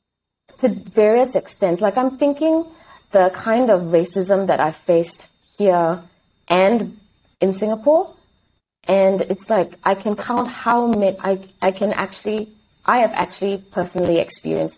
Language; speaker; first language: English; native; English